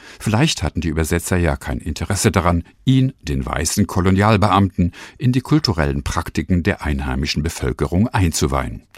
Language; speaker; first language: German; native; German